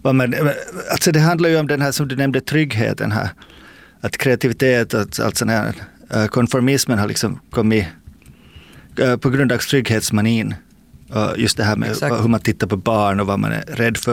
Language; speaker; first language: Swedish; native; Swedish